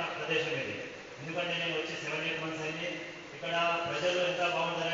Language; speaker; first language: Telugu; native; Telugu